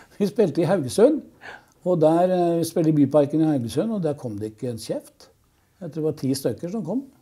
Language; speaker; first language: Norwegian; native; Norwegian